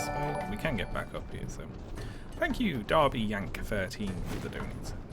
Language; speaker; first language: English; native; English